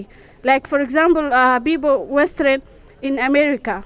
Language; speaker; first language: English; non-native, fluent; Somali